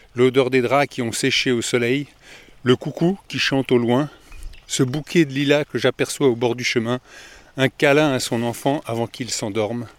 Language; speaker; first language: French; native; French